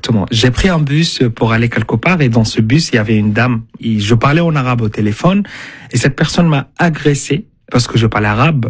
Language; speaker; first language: French; non-native, fluent; Arabic